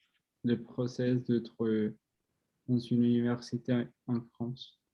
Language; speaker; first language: French; non-native, learner; Spanish